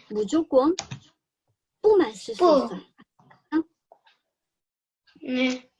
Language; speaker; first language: Korean; non-native, learner; Chinese